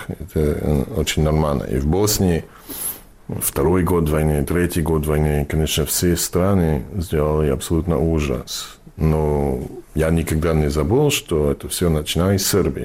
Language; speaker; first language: Russian; non-native, fluent; English